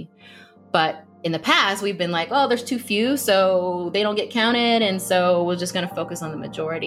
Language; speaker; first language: English; native; English